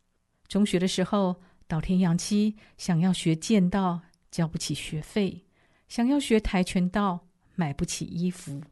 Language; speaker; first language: Chinese; native; Chinese